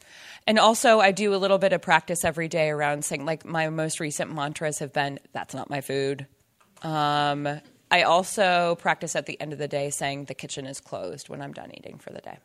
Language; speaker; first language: English; native; English